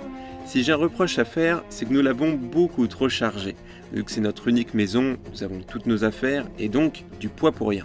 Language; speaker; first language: French; native; French